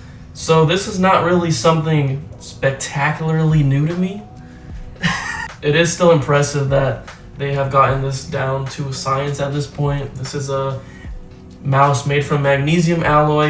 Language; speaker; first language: English; native; English